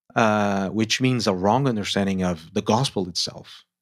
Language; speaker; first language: English; non-native, fluent; Portuguese